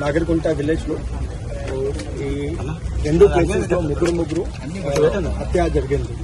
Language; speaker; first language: Telugu; non-native, local second language; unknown